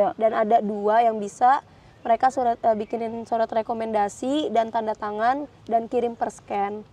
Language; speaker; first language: Indonesian; native; Indonesian